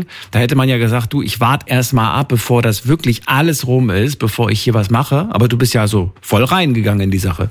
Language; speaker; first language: German; native; German